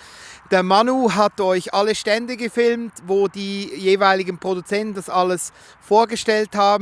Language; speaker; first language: German; native; German